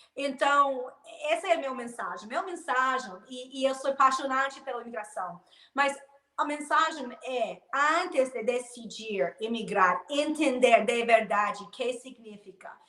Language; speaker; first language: Portuguese; non-native, fluent; English